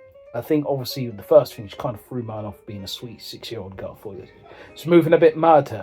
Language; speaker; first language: English; native; English